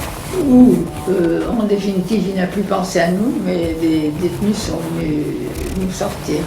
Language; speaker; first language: French; native; French